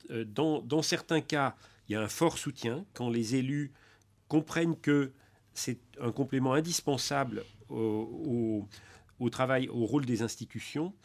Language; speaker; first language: French; native; French